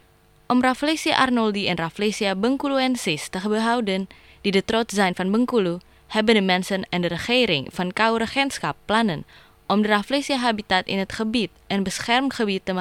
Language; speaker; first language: Dutch; non-native, fluent; Indonesian